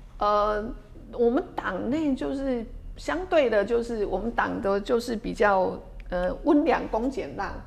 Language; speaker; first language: Chinese; native; Chinese